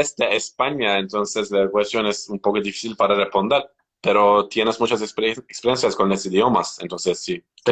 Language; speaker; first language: Spanish; non-native, learner; Turkish